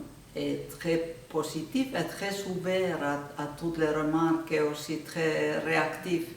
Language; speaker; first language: French; non-native, fluent; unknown